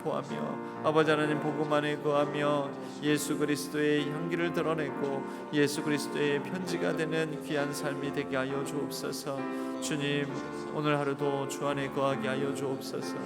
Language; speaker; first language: Korean; native; Korean